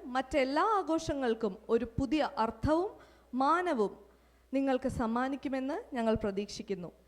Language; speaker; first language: Malayalam; native; Malayalam